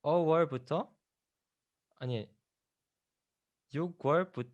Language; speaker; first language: Korean; non-native, learner; Indonesian